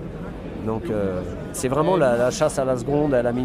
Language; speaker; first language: French; native; French